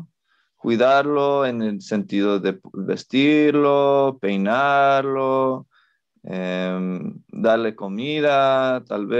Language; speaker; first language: Spanish; non-native, fluent; English